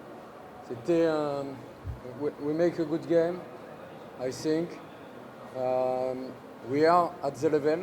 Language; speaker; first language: English; non-native, learner; French